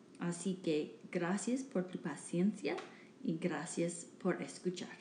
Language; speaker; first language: Spanish; non-native, learner; English